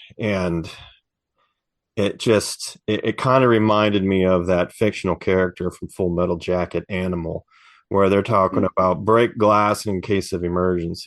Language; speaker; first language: English; native; English